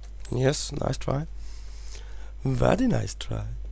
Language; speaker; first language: English; non-native, fluent; Danish